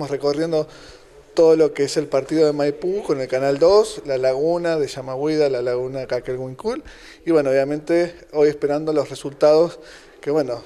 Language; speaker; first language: Spanish; native; Spanish